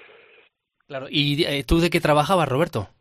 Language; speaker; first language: Spanish; native; Spanish